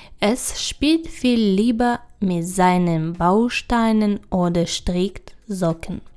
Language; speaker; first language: German; non-native, fluent; Ukrainian